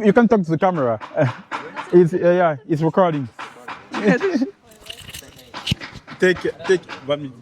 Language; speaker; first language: English; non-native, learner; French